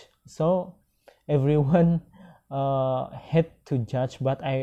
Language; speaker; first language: English; non-native, learner; Minangkabau